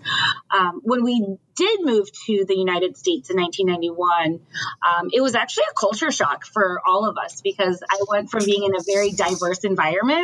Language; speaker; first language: English; early bilingual, other home language; French